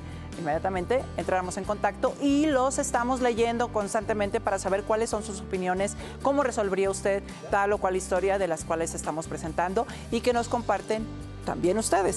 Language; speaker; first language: Spanish; native; Spanish